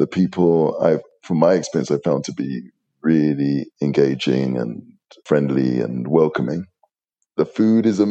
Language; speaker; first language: English; native; English